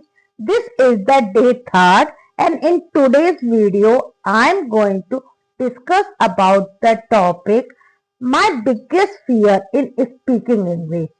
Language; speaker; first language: English; non-native, learner; Hindi